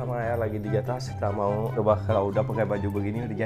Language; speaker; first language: Indonesian; native; Indonesian